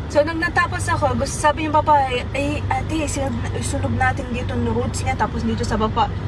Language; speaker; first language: Filipino; early bilingual, heritage; Arabic